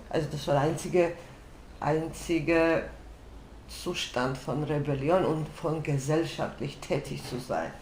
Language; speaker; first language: German; non-native, fluent; Georgian